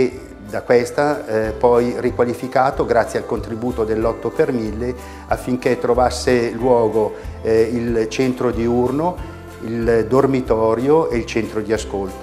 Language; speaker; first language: Italian; native; Italian